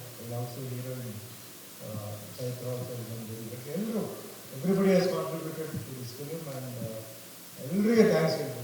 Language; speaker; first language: Kannada; non-native, fluent; Tulu